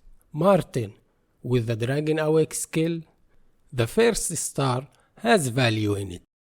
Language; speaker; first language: English; non-native, fluent; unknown